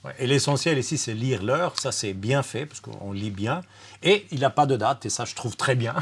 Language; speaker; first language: French; non-native, fluent; German